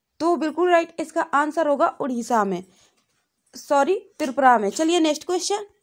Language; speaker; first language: Hindi; native; Hindi